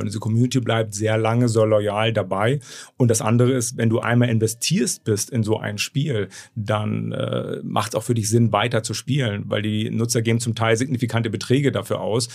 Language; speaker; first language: German; native; German